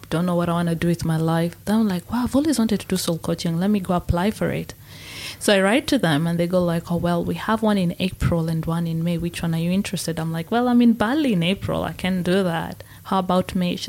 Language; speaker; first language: English; non-native, local second language; Meru